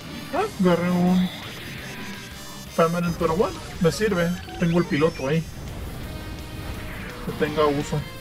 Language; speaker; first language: Spanish; native; Spanish